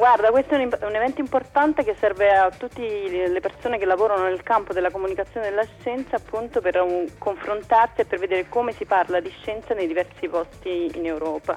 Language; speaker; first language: Italian; native; Italian